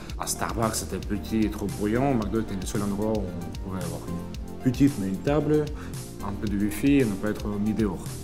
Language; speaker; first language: French; non-native, fluent; Ukrainian